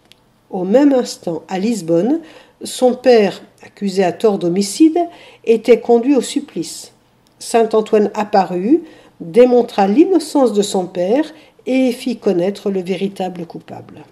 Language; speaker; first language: French; native; French